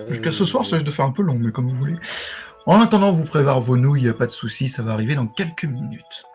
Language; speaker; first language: French; native; French